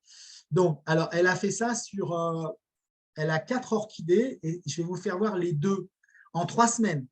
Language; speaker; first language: French; native; French